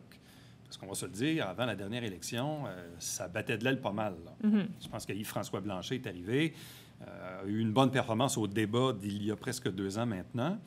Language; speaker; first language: French; native; French